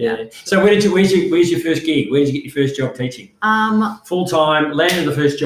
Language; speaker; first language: English; native; English